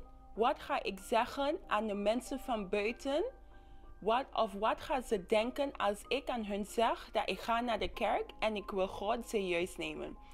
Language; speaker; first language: Dutch; non-native, local second language; English